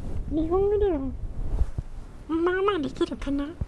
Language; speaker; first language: Japanese; non-native, learner; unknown